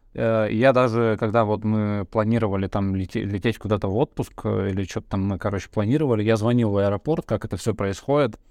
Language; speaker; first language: Russian; early bilingual, other home language; Bulgarian